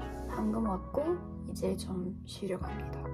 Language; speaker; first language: Korean; non-native, fluent; Kazakh